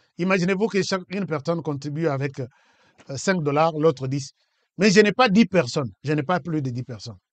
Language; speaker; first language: French; non-native, local second language; Lingala